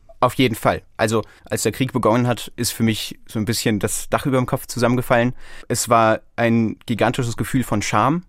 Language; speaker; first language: German; early bilingual, other home language; Russian